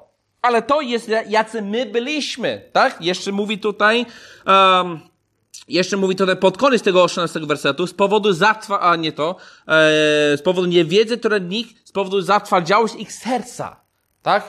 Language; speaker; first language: Polish; non-native, fluent; English